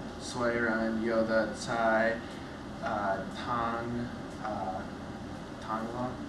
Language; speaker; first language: Chinese; non-native, learner; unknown